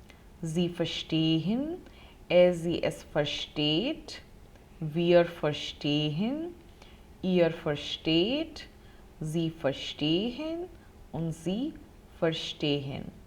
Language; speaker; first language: German; non-native, fluent; Hindi